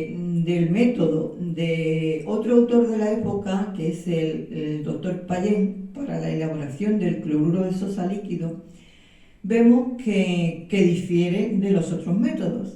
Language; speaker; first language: Spanish; native; Spanish